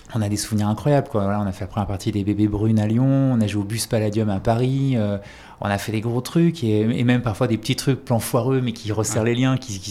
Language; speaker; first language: French; native; French